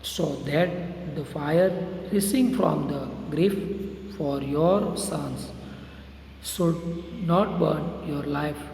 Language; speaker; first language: English; non-native, local second language; Hindi